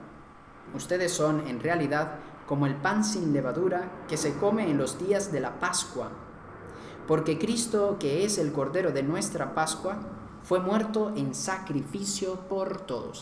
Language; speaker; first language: Spanish; native; Spanish